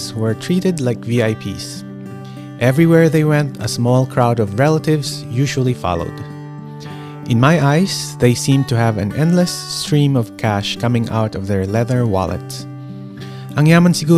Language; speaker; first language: English; non-native, local second language; Filipino